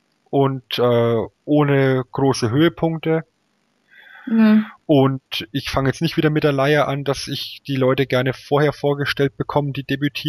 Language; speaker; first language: German; native; German